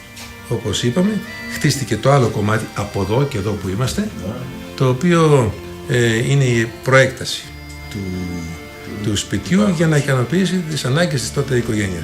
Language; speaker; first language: Greek; native; Greek